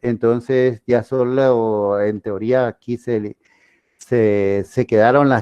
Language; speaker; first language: Spanish; native; Spanish